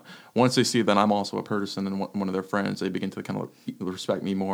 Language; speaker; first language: English; native; English